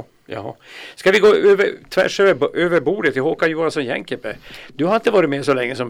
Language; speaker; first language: Swedish; native; Swedish